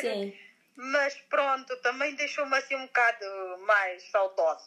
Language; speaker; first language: Portuguese; native; Portuguese